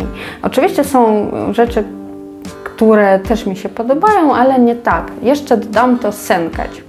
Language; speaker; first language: Polish; non-native, fluent; Ukrainian